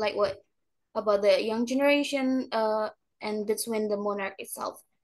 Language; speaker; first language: English; non-native, learner; Indonesian